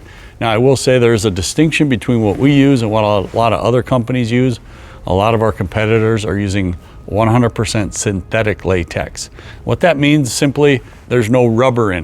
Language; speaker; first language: English; native; English